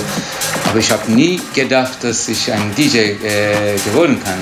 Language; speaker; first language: German; non-native, learner; Turkish